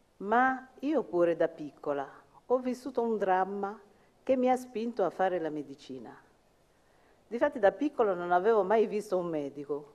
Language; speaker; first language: Italian; non-native, fluent; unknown